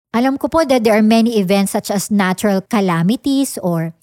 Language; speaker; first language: English; non-native, local second language; Filipino